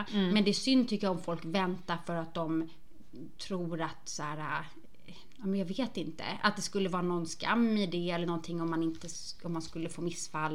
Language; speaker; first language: Swedish; native; Swedish